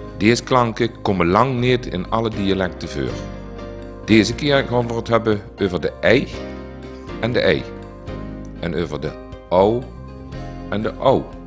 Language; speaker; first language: Dutch; native; Dutch